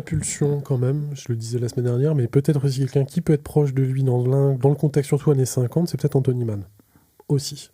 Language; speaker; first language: French; native; French